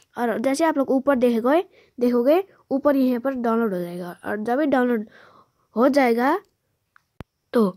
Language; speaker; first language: Hindi; native; Hindi